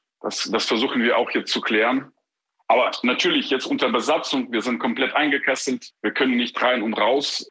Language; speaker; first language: German; non-native, fluent; Ukrainian